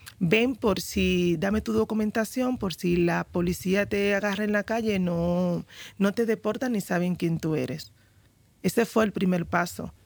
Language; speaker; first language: Spanish; native; Spanish